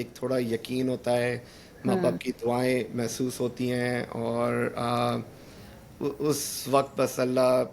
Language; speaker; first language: Urdu; early bilingual, heritage; Urdu